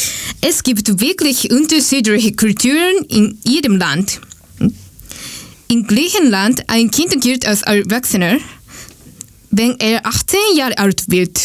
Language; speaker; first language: German; non-native, learner; Japanese